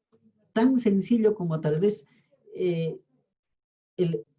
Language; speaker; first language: Spanish; native; Spanish